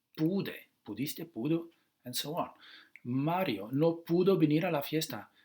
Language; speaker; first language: Spanish; non-native, fluent; Dutch